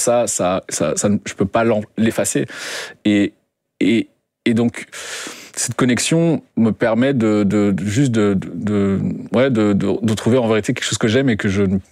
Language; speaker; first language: French; non-native, fluent; Kinyarwanda